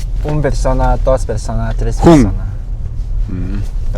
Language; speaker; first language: Spanish; early bilingual, other home language; Mongolian